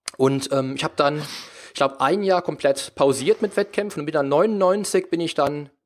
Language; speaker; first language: German; native; German